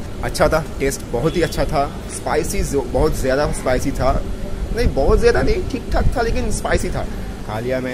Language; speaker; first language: Hindi; non-native, local second language; Bangla